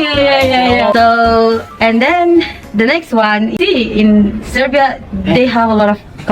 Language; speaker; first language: English; non-native, fluent; Indonesian